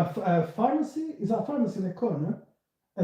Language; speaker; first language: English; non-native, fluent; Portuguese